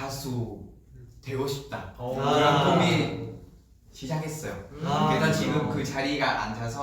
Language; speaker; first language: Korean; non-native, learner; Vietnamese